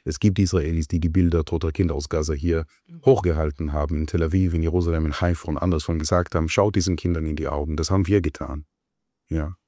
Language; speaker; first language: German; non-native, fluent; Hebrew